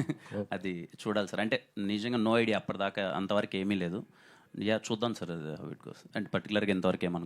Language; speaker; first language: Telugu; native; Telugu